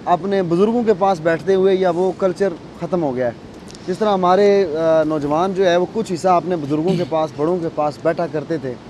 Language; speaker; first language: Urdu; non-native, local second language; Pahari-Potwari